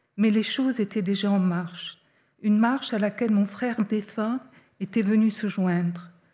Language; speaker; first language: French; native; French